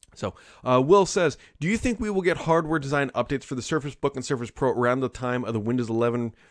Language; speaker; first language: English; native; English